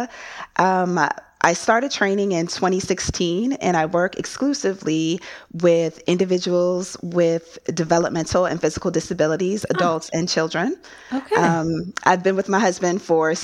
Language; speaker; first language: English; native; English